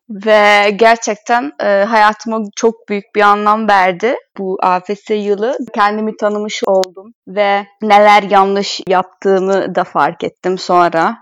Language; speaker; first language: Turkish; non-native, fluent; Hungarian